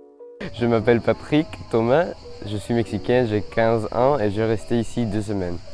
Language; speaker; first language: French; non-native, learner; Spanish